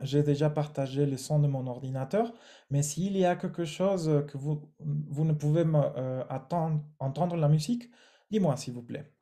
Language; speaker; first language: French; non-native, fluent; Spanish